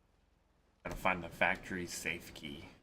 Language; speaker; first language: English; native; English